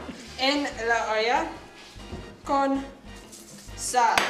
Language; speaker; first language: Spanish; non-native, learner; English